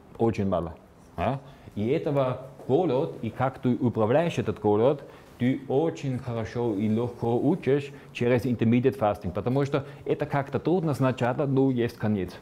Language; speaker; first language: Russian; non-native, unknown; Slovenian